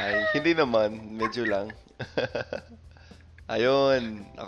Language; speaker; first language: Filipino; non-native, fluent; English